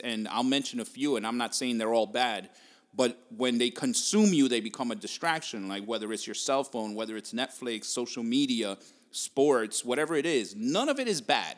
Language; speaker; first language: English; native; English